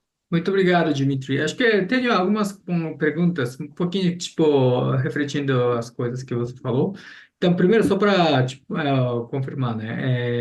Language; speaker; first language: Portuguese; non-native, fluent; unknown